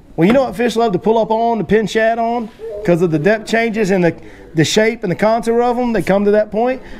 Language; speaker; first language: English; native; English